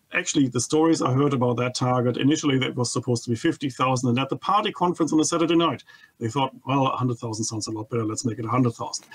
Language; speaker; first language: English; non-native, fluent; German